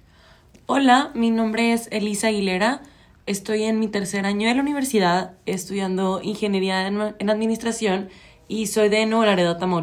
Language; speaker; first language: Spanish; native; Spanish